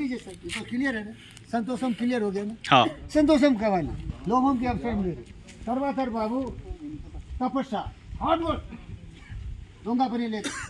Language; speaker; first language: Telugu; non-native, local second language; Hindi